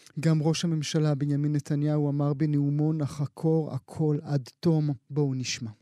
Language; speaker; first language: Hebrew; native; Hebrew